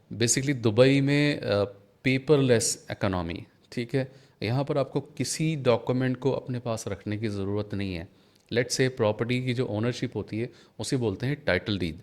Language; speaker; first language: Hindi; native; Hindi